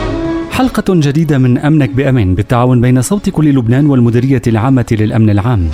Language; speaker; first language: Arabic; native; Arabic